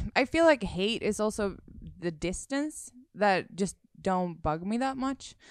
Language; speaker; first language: English; non-native, fluent; Swedish